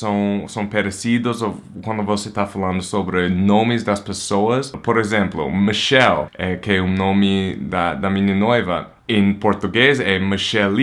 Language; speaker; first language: Portuguese; non-native, fluent; English